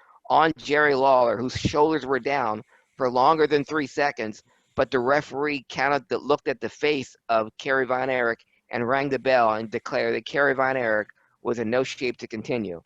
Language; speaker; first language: English; native; English